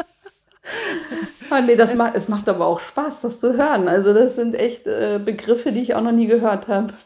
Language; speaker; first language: German; native; German